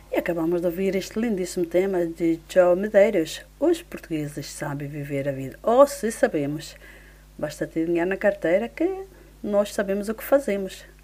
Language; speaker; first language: Portuguese; early bilingual, heritage; Portuguese